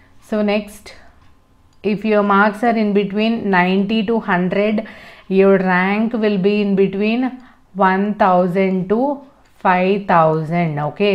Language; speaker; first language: English; non-native, local second language; Telugu